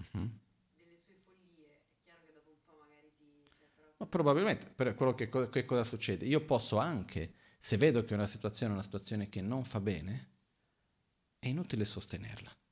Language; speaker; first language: Italian; non-native, fluent; Portuguese